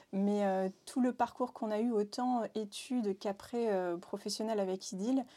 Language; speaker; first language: French; native; French